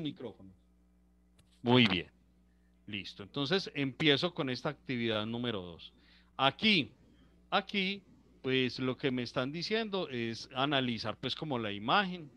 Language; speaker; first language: Spanish; native; Spanish